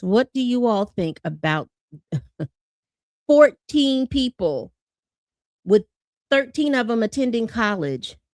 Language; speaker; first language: English; native; English